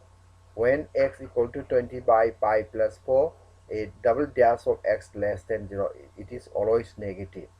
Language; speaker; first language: English; non-native, local second language; Manipuri